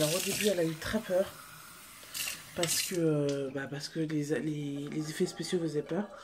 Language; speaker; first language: French; native; French